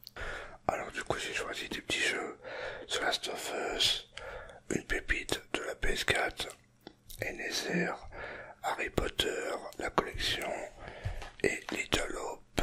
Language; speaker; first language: French; native; French